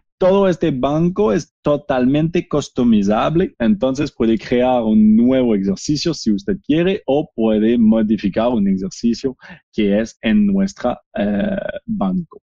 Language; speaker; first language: Spanish; non-native, learner; French